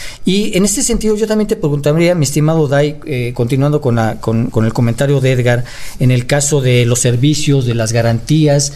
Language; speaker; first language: Spanish; native; Spanish